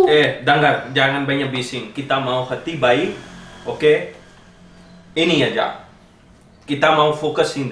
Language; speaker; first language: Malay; non-native, learner; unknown